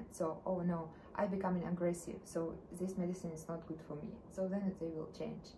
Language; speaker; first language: English; non-native, learner; Russian